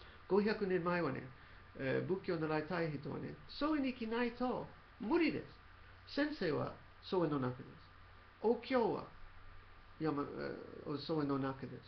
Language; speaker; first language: Japanese; non-native, fluent; English